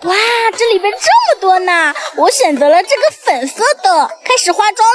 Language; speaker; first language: Chinese; native; Chinese